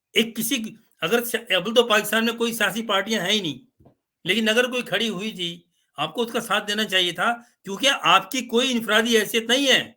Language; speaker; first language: Urdu; native; Urdu